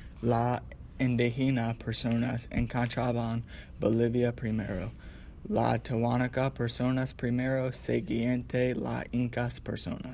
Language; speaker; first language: Spanish; non-native, learner; English